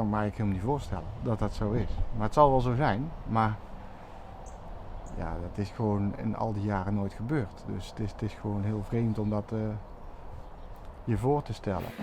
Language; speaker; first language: Dutch; native; Dutch